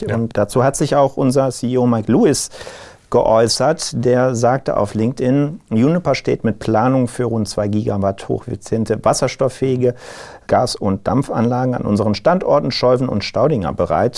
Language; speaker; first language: German; native; German